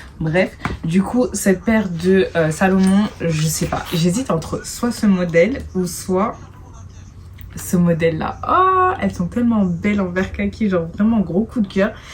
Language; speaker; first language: French; native; French